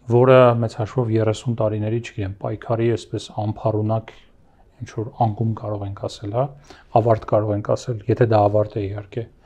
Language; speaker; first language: Armenian; native; Armenian